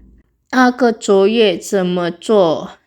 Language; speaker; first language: Chinese; non-native, fluent; Indonesian